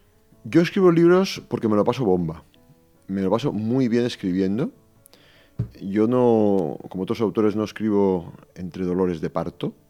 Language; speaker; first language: Spanish; native; Spanish